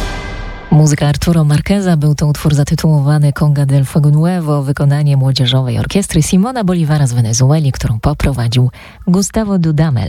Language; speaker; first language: Polish; native; Polish